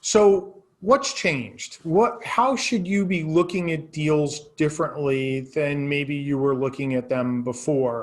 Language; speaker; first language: English; native; English